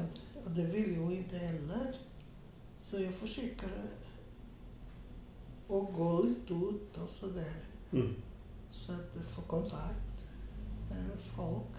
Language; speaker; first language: Swedish; non-native, fluent; Portuguese